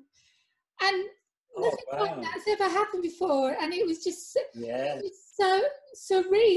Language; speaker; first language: English; native; English